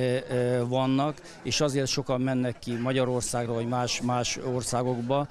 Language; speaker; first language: Hungarian; non-native, local second language; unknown